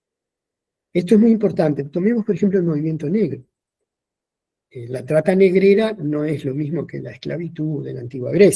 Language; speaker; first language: Spanish; native; Spanish